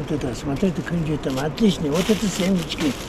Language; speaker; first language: Russian; non-native, local second language; Uzbek